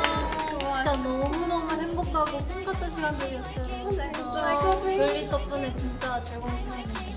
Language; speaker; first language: Korean; non-native, learner; Japanese